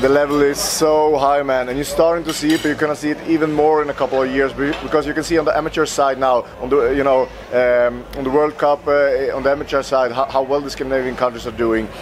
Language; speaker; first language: English; non-native, fluent; Swedish